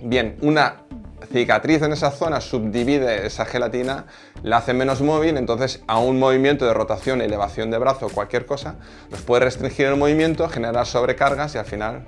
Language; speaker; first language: Spanish; native; Spanish